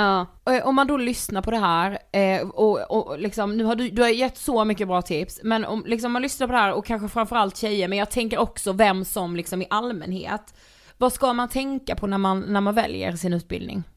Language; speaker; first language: Swedish; native; Swedish